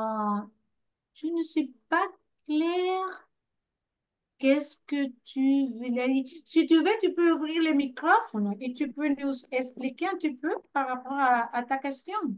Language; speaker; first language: French; non-native, fluent; Spanish